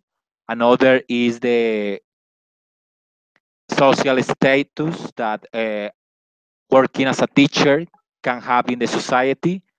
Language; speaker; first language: English; non-native, fluent; Spanish